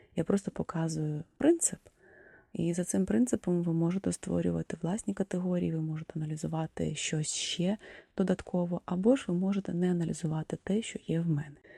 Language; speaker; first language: Ukrainian; non-native, local second language; Russian